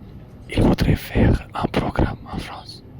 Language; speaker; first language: French; non-native, learner; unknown